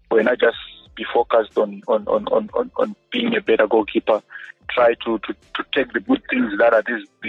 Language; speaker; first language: English; non-native, local second language; Shona